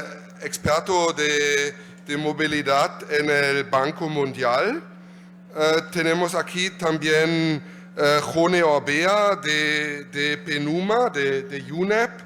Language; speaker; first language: Spanish; non-native, learner; German